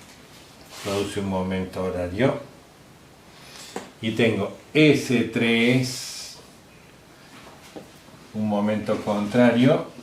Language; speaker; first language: Spanish; native; Spanish